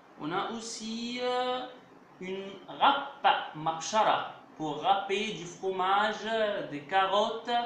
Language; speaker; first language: French; non-native, fluent; Arabic